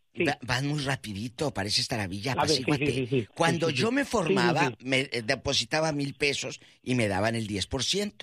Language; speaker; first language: Spanish; native; Spanish